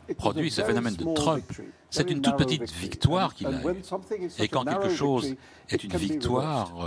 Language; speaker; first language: French; non-native, fluent; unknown